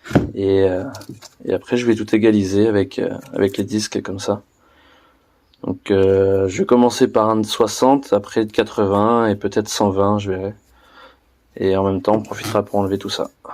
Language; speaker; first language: French; native; French